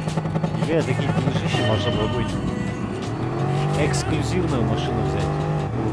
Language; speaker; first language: Russian; native; Russian